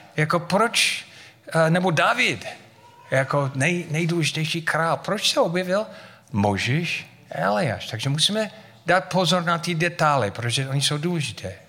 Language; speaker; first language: Czech; non-native, fluent; English